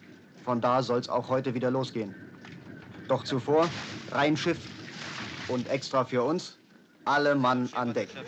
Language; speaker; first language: German; native; German